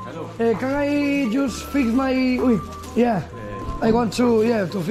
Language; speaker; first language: English; non-native, learner; Spanish